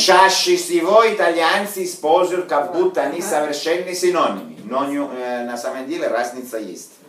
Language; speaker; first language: Russian; non-native, fluent; Italian